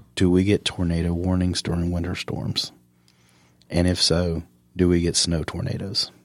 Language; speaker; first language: English; native; English